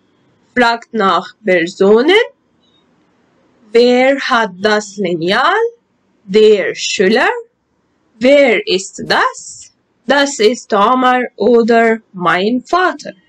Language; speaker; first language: German; non-native, fluent; Arabic